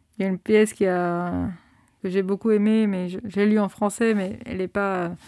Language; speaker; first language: French; non-native, fluent; Spanish